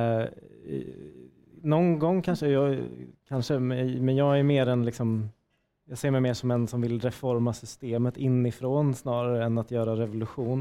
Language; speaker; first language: Swedish; native; Swedish